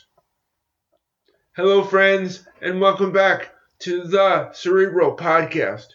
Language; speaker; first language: English; native; English